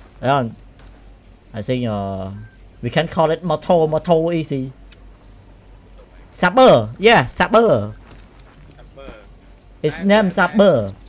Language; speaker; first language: English; non-native, learner; Khmer